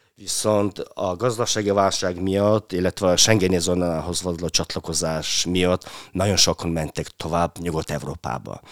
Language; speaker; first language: Hungarian; non-native, fluent; Mongolian